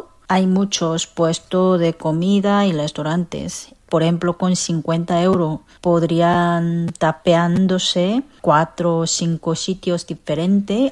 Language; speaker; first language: Spanish; non-native, fluent; Korean